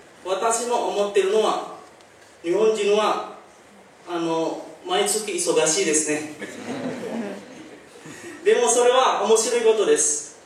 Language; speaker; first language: Japanese; non-native, learner; Indonesian